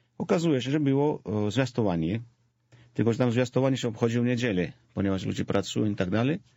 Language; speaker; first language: Polish; non-native, fluent; Georgian